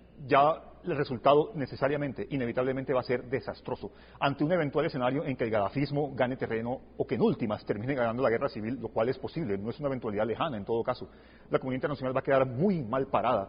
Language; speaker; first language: Spanish; native; Spanish